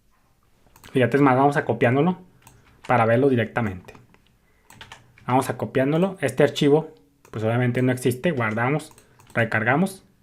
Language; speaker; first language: Spanish; native; Spanish